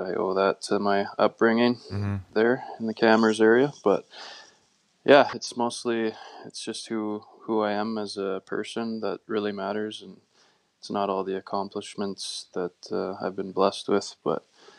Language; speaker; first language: English; native; English